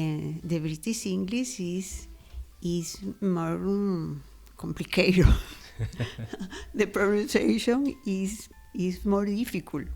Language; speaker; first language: English; non-native, learner; Spanish